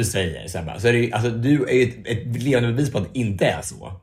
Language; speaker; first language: Swedish; native; Swedish